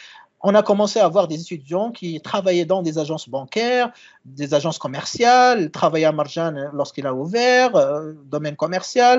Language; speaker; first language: French; non-native, local second language; Arabic